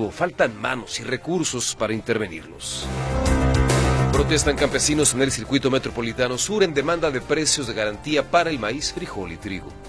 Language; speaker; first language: Spanish; native; Spanish